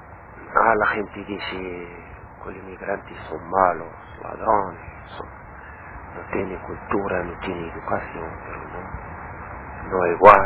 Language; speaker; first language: Spanish; non-native, learner; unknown